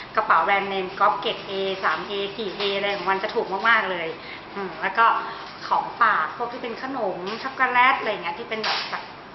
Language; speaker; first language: Thai; native; Thai